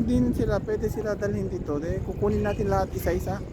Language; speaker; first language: Filipino; non-native, learner; Persian